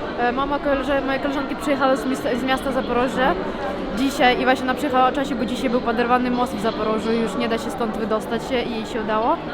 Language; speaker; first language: Polish; non-native, fluent; Ukrainian